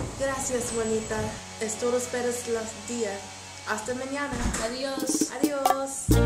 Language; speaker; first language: Spanish; non-native, learner; English